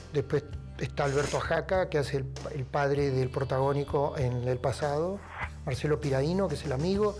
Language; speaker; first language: Spanish; native; Spanish